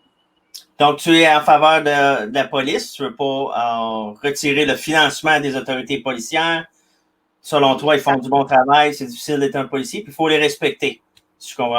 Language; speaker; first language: French; native; French